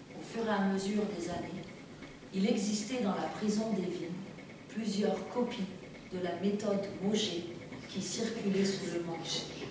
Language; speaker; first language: French; early bilingual, other home language; Persian